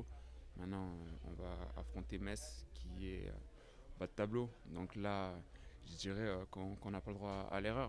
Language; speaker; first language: French; native; French